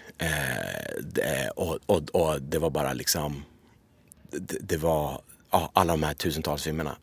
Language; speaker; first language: Swedish; early bilingual, other home language; Persian